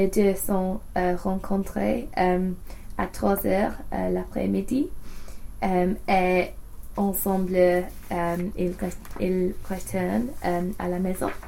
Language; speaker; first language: French; non-native, learner; English